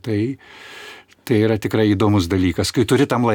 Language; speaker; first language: Lithuanian; native; Lithuanian